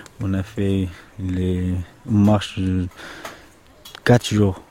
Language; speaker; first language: French; non-native, learner; Pashto